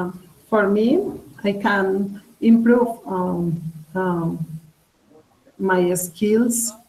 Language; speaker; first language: English; non-native, learner; Spanish